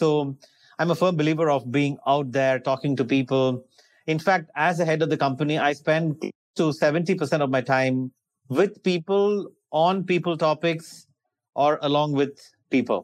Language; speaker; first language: English; non-native, local second language; Tamil